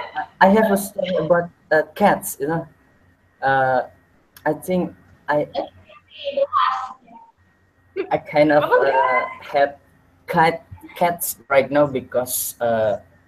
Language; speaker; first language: English; non-native, learner; Indonesian